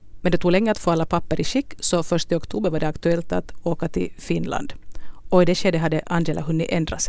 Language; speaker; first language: Swedish; native; Swedish